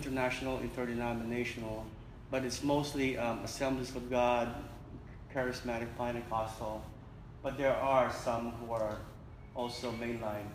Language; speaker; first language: English; non-native, local second language; Filipino